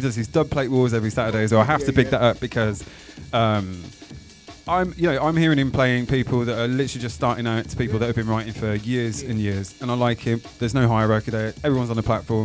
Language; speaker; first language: English; native; English